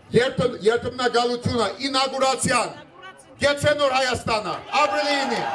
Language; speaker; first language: Armenian; early bilingual, heritage; Armenian